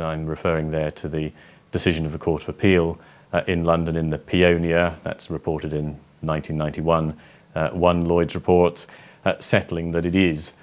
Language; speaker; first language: English; native; English